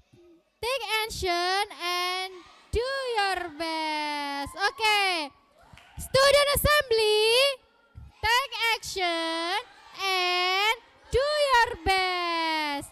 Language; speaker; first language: English; non-native, fluent; Indonesian